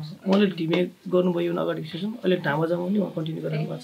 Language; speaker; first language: Nepali; native; Nepali